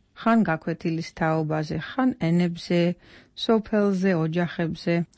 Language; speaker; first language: Georgian; non-native, fluent; Dutch